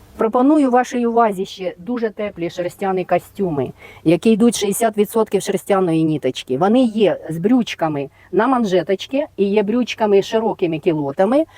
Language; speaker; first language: Ukrainian; native; Ukrainian